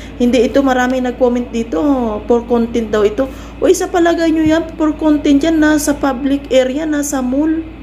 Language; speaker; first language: Filipino; native; Filipino